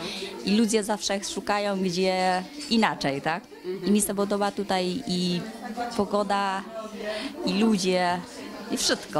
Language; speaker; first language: Polish; non-native, learner; Vietnamese